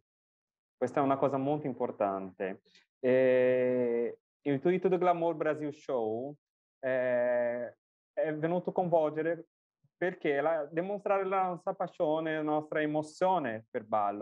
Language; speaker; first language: Italian; non-native, fluent; Portuguese